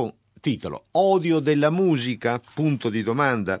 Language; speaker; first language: Italian; native; Italian